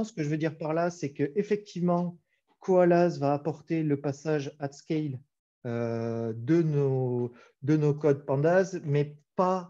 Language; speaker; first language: French; native; French